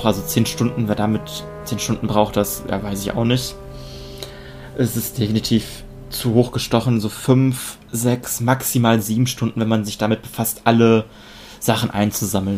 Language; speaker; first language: German; native; German